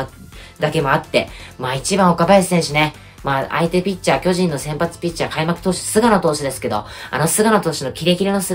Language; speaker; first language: Japanese; native; Japanese